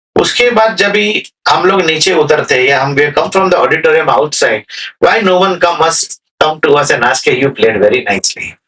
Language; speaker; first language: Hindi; non-native, local second language; Gujarati